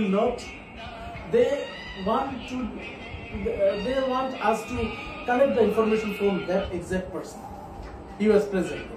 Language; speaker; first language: English; non-native, fluent; Bangla